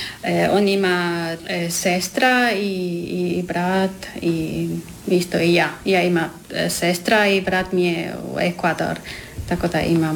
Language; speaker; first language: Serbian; non-native, learner; Spanish